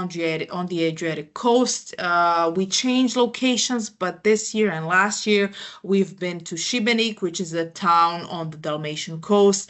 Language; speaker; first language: English; non-native, fluent; Croatian